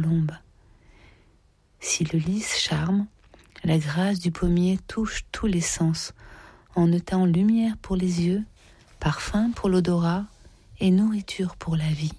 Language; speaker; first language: French; native; French